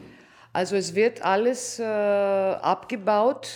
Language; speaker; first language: German; non-native, local second language; Greek